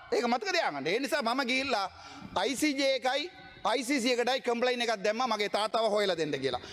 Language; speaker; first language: Sinhala; non-native, local second language; Tamil